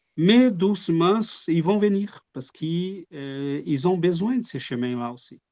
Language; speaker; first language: French; non-native, fluent; Portuguese